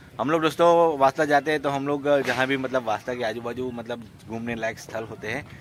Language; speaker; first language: Hindi; non-native, local second language; Gujarati